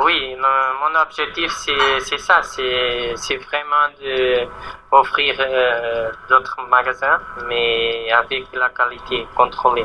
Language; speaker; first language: French; non-native, learner; Portuguese